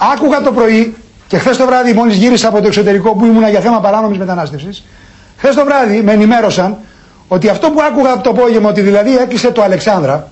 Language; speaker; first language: Greek; native; Greek